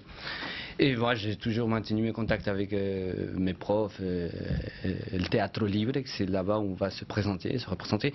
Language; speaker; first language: French; non-native, fluent; Spanish